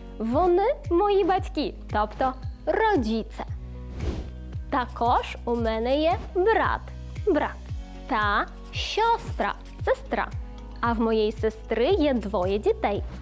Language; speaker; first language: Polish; non-native, learner; Ukrainian